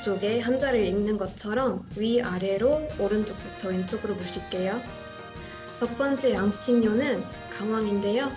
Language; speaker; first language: Korean; non-native, fluent; Arabic